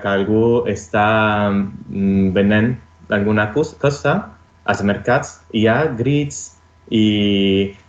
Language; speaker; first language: Catalan; non-native, learner; Italian